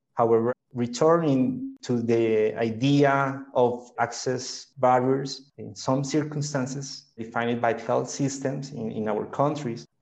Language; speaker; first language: English; non-native, fluent; Spanish